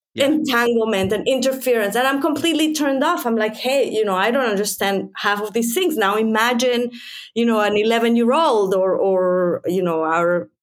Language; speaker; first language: English; non-native, fluent; Spanish